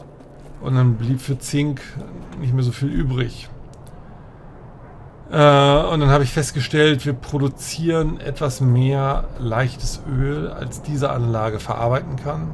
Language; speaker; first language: German; native; German